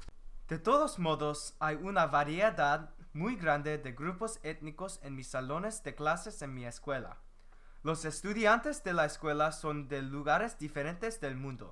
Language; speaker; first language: Spanish; non-native, learner; English